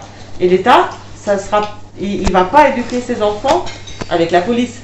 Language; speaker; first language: French; non-native, fluent; Albanian